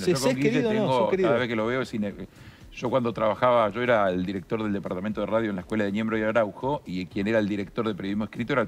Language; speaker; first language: Spanish; native; Spanish